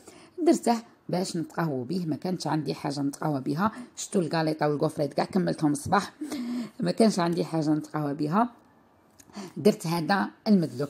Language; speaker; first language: Arabic; native; Arabic